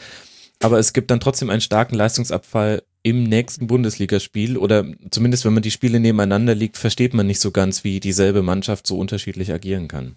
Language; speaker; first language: German; native; German